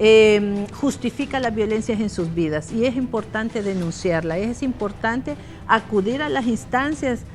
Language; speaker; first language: Spanish; native; Spanish